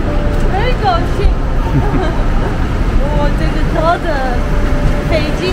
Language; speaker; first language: Chinese; non-native, learner; Armenian